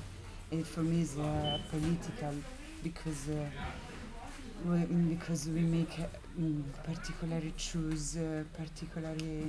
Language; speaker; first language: English; non-native, learner; Italian